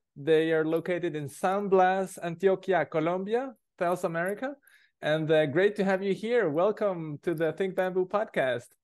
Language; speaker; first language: English; non-native, fluent; German